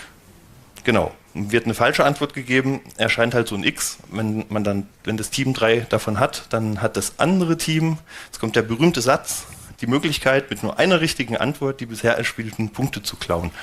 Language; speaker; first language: German; native; German